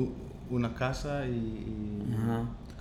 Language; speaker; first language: Spanish; non-native, learner; English